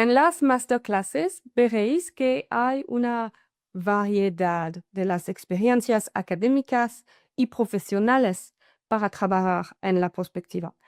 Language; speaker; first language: Spanish; non-native, fluent; French